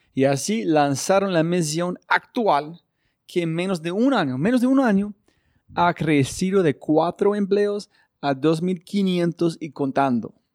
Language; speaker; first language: Spanish; non-native, fluent; English